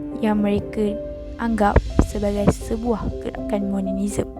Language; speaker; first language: Malay; native; Malay